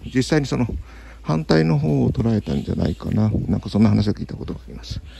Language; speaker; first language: Japanese; native; Japanese